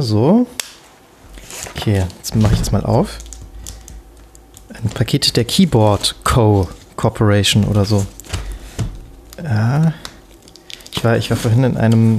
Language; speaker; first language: German; native; German